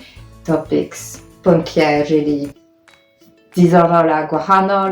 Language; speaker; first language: Welsh; non-native, fluent; French